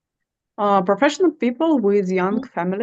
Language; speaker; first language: English; non-native, learner; Russian